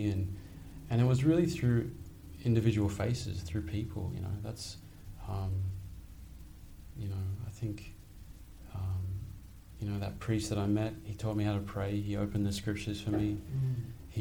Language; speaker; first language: English; native; English